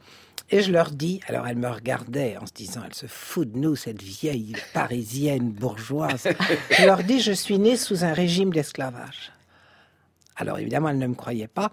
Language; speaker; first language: French; native; French